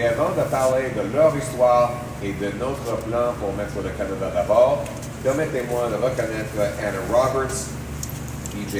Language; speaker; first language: French; non-native, local second language; English